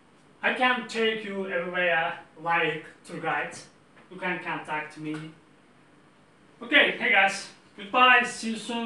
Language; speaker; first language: English; non-native, learner; Azerbaijani